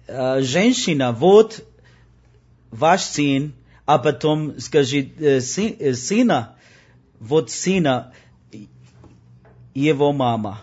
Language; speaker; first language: Russian; non-native, learner; Spanish